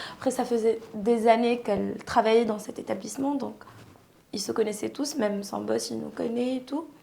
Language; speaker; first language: French; non-native, local second language; Arabic